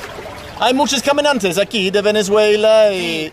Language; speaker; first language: Spanish; non-native, learner; English